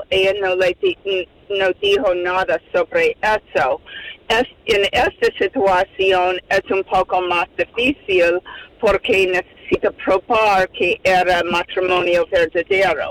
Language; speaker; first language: Spanish; non-native, fluent; English